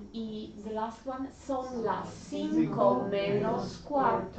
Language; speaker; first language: Spanish; non-native, learner; English